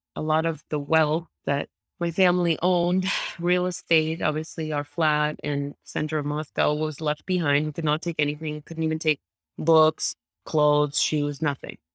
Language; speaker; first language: English; early bilingual, other home language; Russian